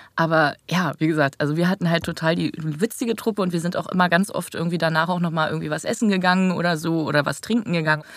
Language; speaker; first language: German; native; German